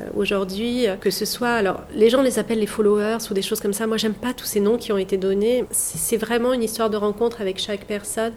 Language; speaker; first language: French; native; French